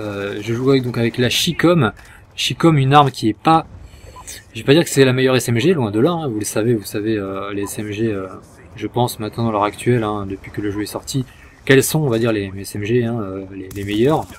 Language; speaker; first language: French; native; French